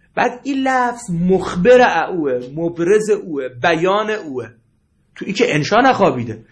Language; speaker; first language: Persian; native; Persian